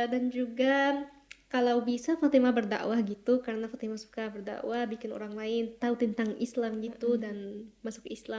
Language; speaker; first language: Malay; non-native, fluent; Arabic